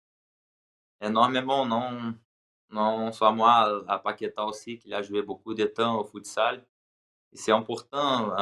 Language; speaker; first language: French; non-native, learner; Portuguese